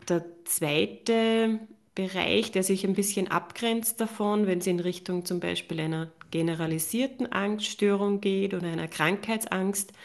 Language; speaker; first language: German; native; German